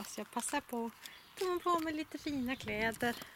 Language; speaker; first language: Swedish; non-native, learner; German